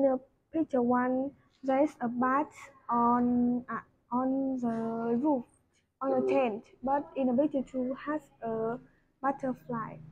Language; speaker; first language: English; non-native, learner; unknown